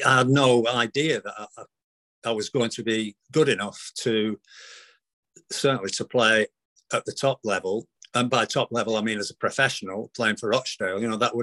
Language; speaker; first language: English; native; English